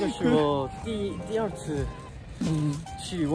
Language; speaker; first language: Chinese; non-native, learner; Korean